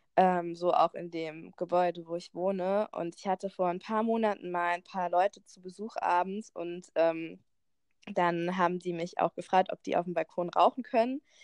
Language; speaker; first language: German; native; German